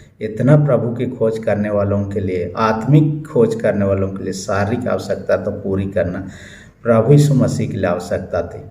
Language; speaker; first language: Hindi; non-native, local second language; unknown